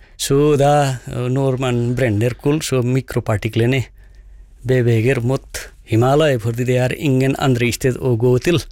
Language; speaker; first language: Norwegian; non-native, fluent; Nepali